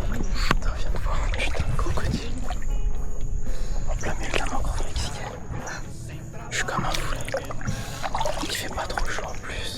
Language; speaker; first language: French; native; French